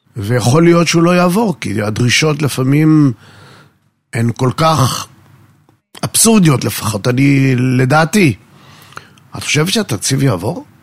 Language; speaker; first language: Hebrew; native; Hebrew